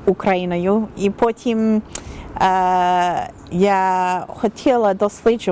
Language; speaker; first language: Ukrainian; non-native, learner; English